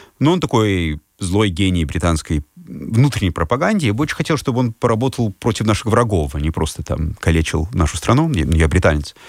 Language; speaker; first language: Russian; non-native, fluent; Lithuanian